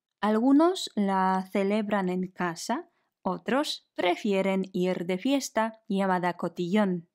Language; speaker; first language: Spanish; non-native, fluent; Polish